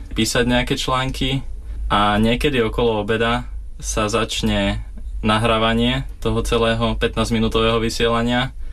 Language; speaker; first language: Slovak; native; Slovak